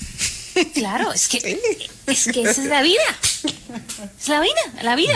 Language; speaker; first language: Spanish; native; Spanish